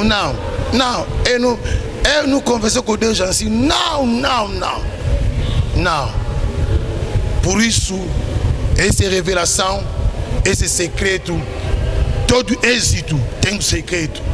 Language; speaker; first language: Portuguese; non-native, learner; Lingala